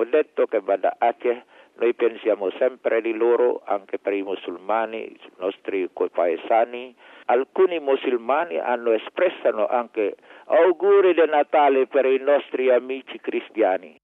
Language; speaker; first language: Italian; non-native, learner; Indonesian